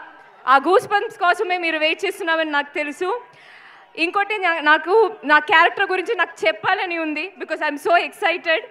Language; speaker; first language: Telugu; non-native, fluent; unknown